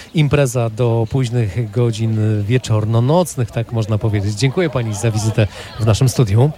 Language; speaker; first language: Polish; native; Polish